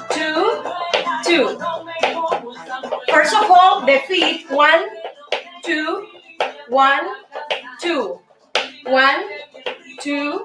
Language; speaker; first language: English; non-native, fluent; Spanish